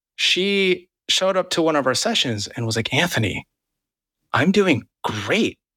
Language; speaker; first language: English; native; English